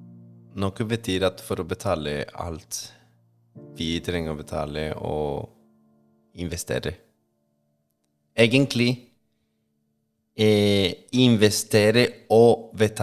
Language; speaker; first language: Norwegian; non-native, fluent; Spanish